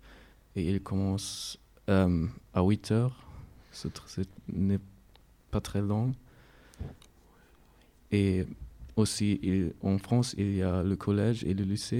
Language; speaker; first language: French; non-native, learner; German